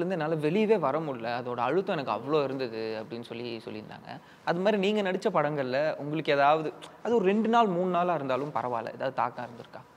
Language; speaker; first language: Tamil; native; Tamil